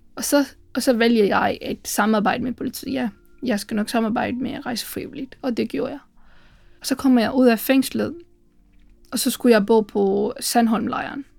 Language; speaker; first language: Danish; non-native, fluent; Sinhala